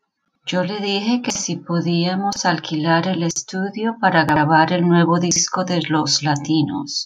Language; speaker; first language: Spanish; native; Spanish